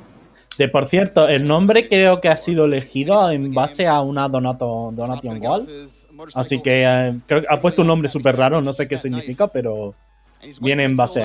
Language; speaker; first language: Spanish; native; Spanish